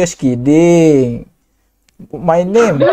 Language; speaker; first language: English; non-native, learner; Indonesian